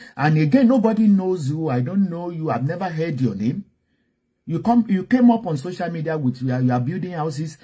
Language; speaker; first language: English; non-native, local second language; Yoruba